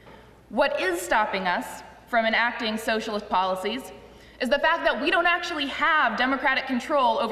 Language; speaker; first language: English; native; English